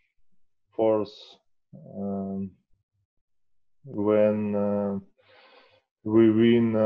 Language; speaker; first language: English; non-native, learner; Russian